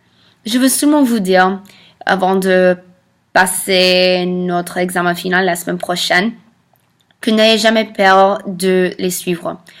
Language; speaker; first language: French; non-native, fluent; English